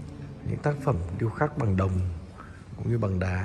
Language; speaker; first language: Vietnamese; native; Vietnamese